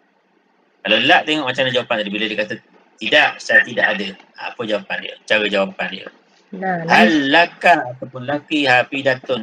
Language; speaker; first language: Malay; native; Malay